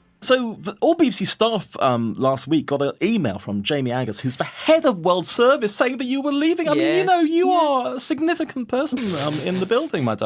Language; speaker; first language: English; native; English